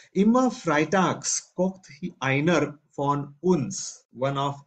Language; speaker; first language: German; non-native, fluent; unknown